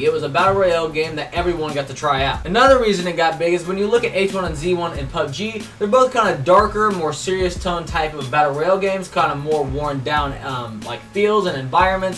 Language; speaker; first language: English; native; English